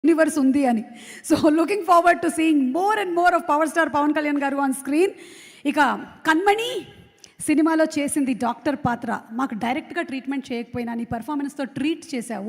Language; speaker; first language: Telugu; native; Telugu